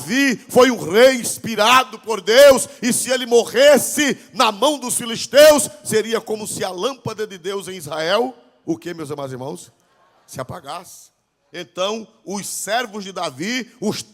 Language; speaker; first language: Portuguese; native; Portuguese